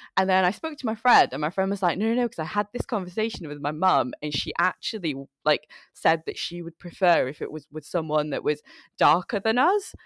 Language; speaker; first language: English; early bilingual, other home language; Bangla